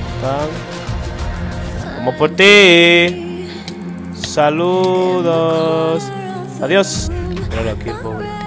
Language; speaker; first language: Spanish; native; Spanish